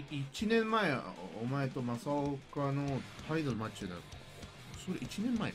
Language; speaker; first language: Japanese; non-native, learner; Spanish